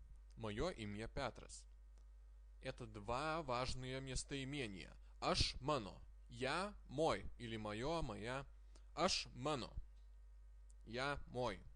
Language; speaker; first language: Russian; non-native, fluent; Lithuanian